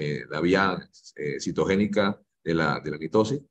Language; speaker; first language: Spanish; native; Spanish